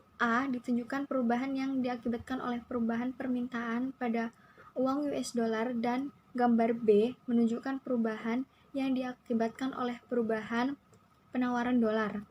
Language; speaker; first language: Indonesian; native; Indonesian